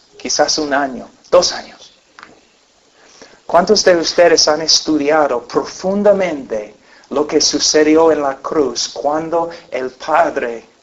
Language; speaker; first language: Spanish; non-native, fluent; English